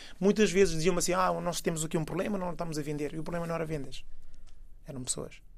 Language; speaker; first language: Portuguese; early bilingual, other home language; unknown